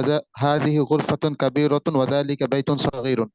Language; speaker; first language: Arabic; non-native, learner; Bangla